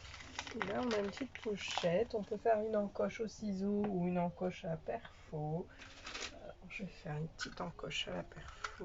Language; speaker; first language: French; native; French